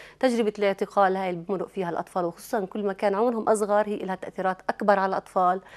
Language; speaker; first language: Arabic; native; Arabic